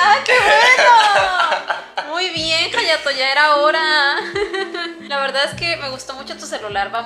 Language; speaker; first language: Spanish; native; Spanish